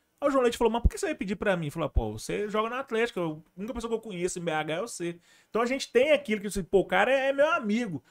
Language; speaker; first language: Portuguese; native; Portuguese